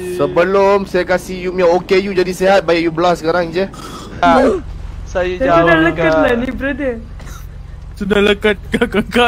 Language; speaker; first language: Malay; native; Malay